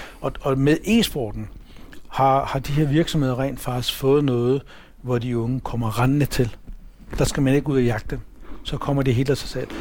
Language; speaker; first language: Danish; early bilingual, other home language; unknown